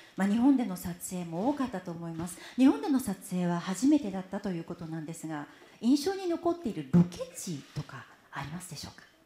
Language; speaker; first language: Japanese; native; Japanese